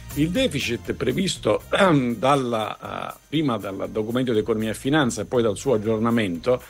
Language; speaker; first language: Italian; native; Italian